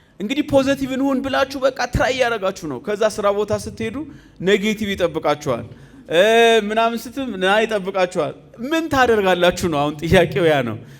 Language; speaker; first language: Amharic; native; Amharic